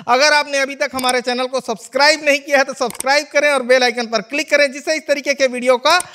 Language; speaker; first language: Hindi; native; Hindi